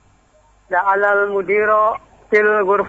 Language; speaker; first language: Arabic; non-native, learner; Indonesian